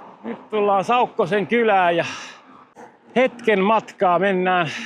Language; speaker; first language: Finnish; native; Finnish